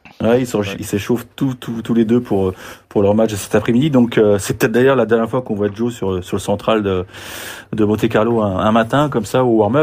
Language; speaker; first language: French; native; French